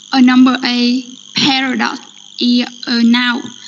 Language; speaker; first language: English; non-native, learner; Vietnamese